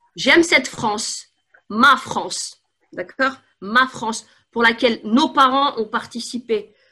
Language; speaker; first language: French; native; French